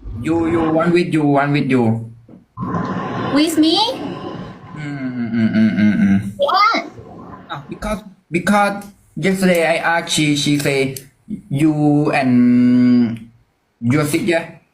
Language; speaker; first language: English; non-native, learner; Thai